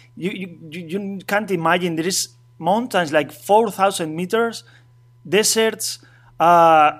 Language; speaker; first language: English; non-native, learner; Spanish